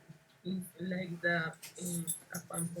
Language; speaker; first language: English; non-native, learner; Spanish